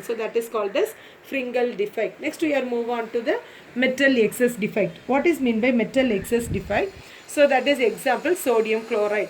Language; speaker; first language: English; non-native, local second language; Tamil